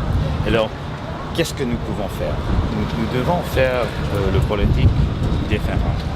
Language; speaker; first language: French; non-native, local second language; English